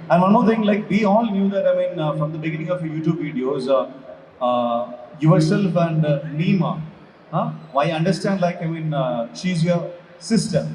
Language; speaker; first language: English; non-native, local second language; Malayalam